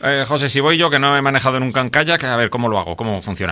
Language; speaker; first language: Spanish; native; Spanish